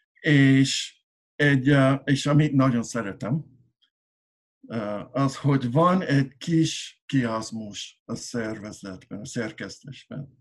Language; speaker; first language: Hungarian; non-native, learner; English